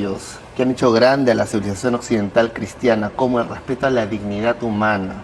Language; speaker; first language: Spanish; native; Spanish